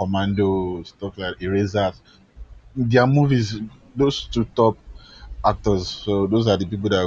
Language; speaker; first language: English; non-native, local second language; Yoruba